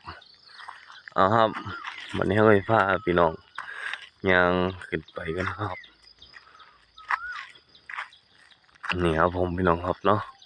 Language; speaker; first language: Thai; non-native, local second language; Northeastern Thai